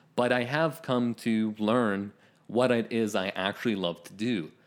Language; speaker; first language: English; native; English